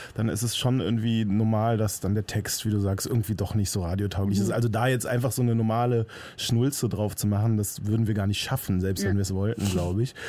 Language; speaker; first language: German; native; German